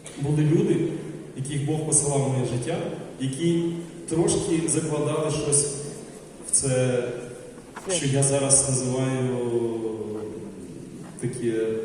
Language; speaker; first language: Ukrainian; non-native, local second language; Russian